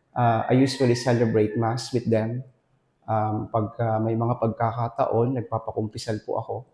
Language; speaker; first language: Filipino; non-native, local second language; Bikol